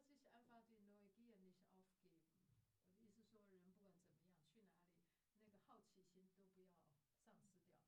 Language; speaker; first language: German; non-native, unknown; Chinese